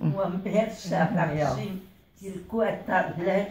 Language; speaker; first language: Hebrew; early bilingual, other home language; Hungarian